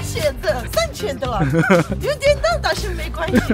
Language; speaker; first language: Chinese; non-native, learner; Armenian